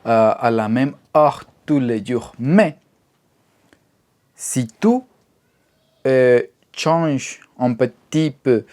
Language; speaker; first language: French; non-native, learner; Spanish